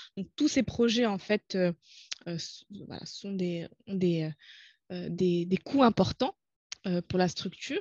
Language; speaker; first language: French; non-native, local second language; Arabic